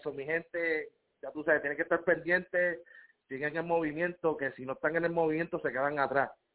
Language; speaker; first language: Spanish; native; Spanish